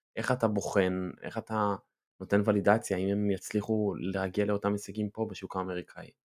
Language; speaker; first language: Hebrew; native; Hebrew